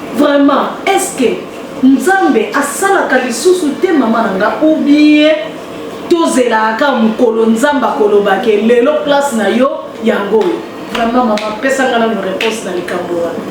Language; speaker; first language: Lingala; native; Lingala